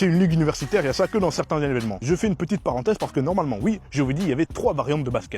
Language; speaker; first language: French; native; French